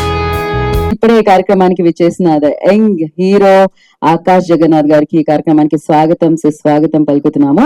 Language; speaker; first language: Telugu; native; Telugu